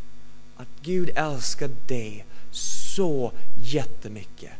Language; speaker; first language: Swedish; non-native, fluent; English